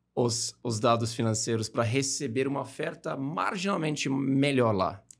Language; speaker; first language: Portuguese; non-native, fluent; German